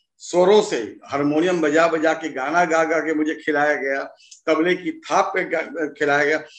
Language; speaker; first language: Hindi; native; Hindi